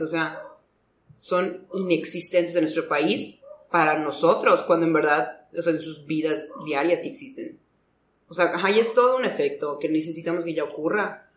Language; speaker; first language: Spanish; native; Spanish